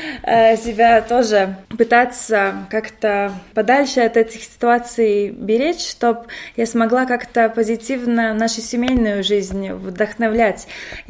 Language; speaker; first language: Russian; non-native, local second language; Latvian